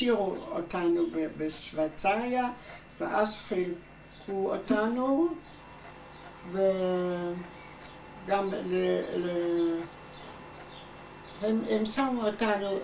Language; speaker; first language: Hebrew; non-native, fluent; German